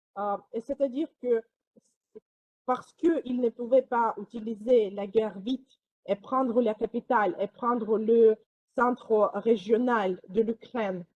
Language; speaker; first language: French; non-native, fluent; Ukrainian